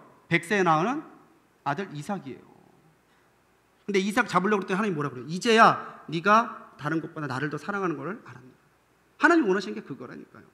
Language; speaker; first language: Korean; native; Korean